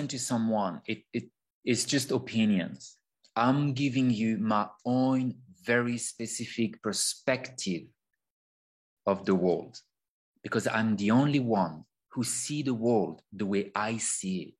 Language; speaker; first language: English; non-native, fluent; French